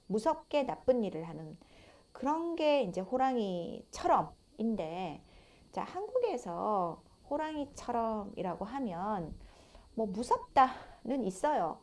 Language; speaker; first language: Korean; native; Korean